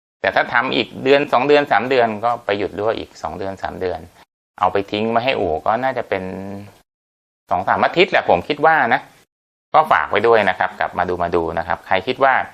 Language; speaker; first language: Thai; native; Thai